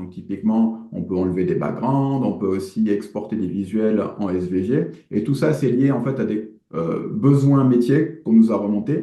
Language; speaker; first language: French; native; French